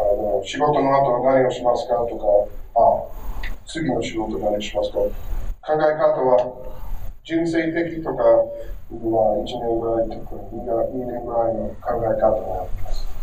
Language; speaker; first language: Japanese; non-native, learner; English